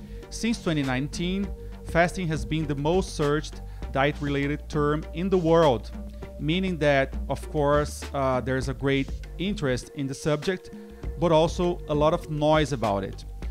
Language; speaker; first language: English; non-native, fluent; Portuguese